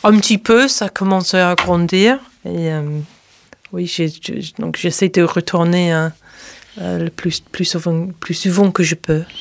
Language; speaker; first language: French; non-native, fluent; English